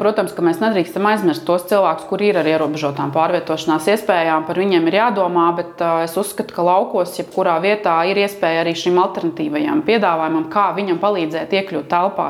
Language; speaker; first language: Latvian; native; Latvian